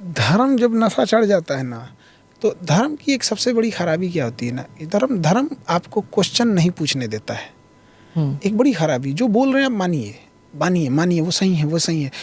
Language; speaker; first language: Hindi; native; Hindi